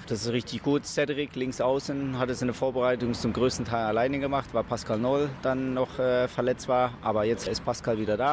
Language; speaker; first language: German; native; German